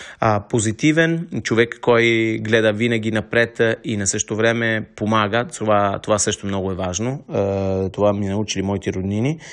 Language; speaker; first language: Bulgarian; non-native, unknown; Italian